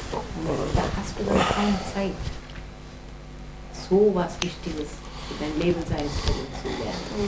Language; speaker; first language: German; non-native, fluent; Gujarati